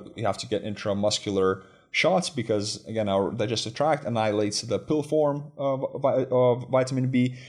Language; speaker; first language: English; non-native, fluent; Lithuanian